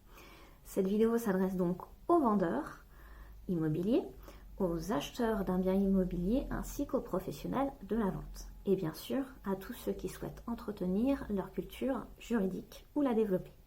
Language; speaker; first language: French; native; French